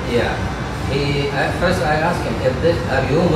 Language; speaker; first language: English; non-native, fluent; Arabic